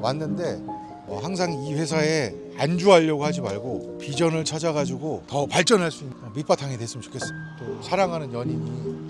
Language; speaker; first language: Korean; native; Korean